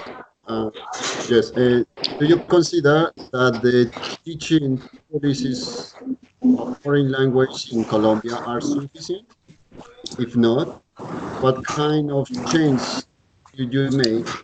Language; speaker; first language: English; non-native, learner; Spanish